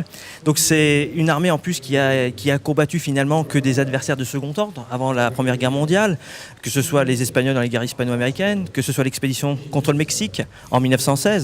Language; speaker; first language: French; native; French